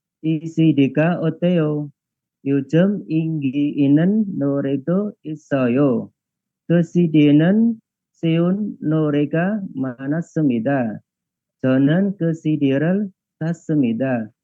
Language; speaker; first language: Korean; non-native, learner; Indonesian